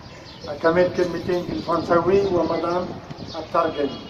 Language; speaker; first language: Arabic; non-native, fluent; French